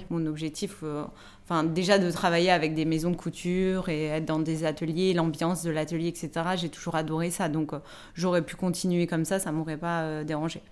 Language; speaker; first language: French; native; French